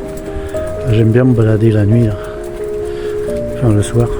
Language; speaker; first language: French; native; French